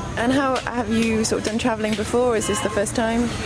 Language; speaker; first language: English; native; English